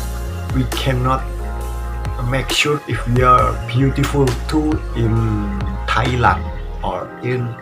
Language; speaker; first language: English; non-native, learner; Indonesian